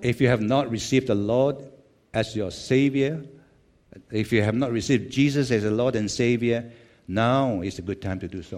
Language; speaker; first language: English; non-native, local second language; Chinese